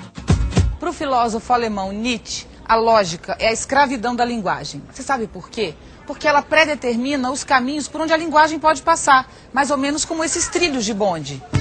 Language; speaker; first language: Portuguese; native; Portuguese